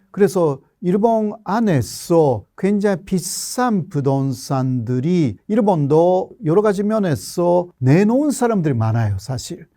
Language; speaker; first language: Korean; non-native, fluent; Japanese